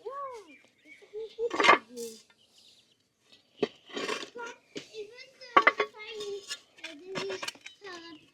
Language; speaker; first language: German; early bilingual, other home language; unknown